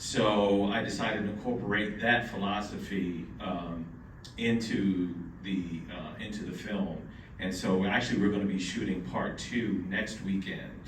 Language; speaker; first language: English; native; English